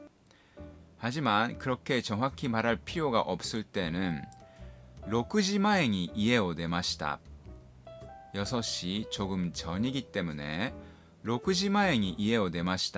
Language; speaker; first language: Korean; non-native, fluent; Japanese